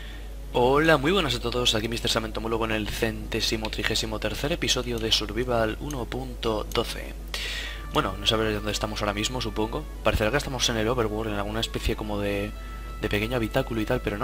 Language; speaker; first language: Spanish; native; Spanish